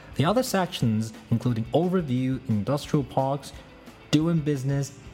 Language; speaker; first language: English; non-native, fluent; Chinese